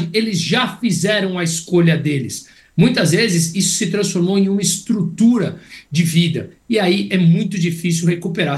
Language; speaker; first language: Portuguese; native; Portuguese